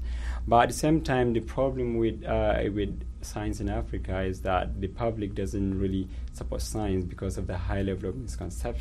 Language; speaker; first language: English; non-native, local second language; Hausa